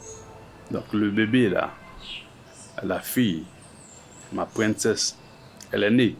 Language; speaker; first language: French; non-native, local second language; Haitian Creole